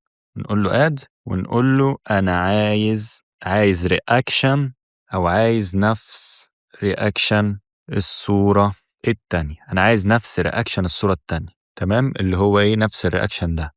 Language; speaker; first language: Arabic; native; Arabic